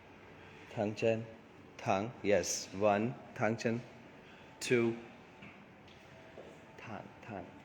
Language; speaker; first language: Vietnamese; non-native, learner; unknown